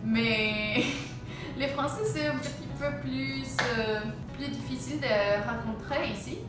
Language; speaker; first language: French; non-native, fluent; Spanish